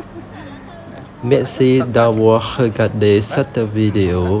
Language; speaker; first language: French; non-native, learner; Khmer